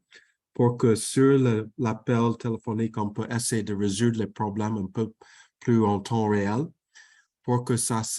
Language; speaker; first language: French; non-native, fluent; English